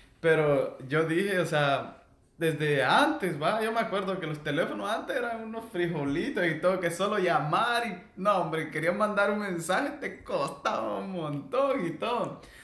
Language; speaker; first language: Spanish; native; Spanish